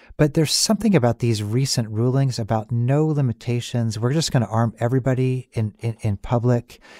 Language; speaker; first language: English; native; English